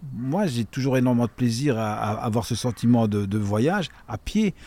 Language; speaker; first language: French; native; French